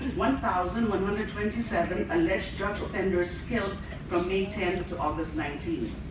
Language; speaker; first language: English; non-native, local second language; Filipino